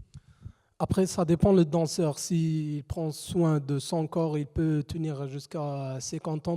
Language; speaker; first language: French; non-native, fluent; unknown